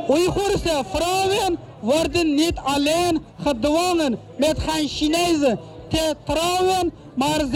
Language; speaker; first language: Dutch; non-native, learner; Uyghur